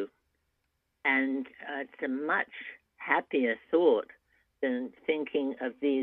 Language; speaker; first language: English; native; English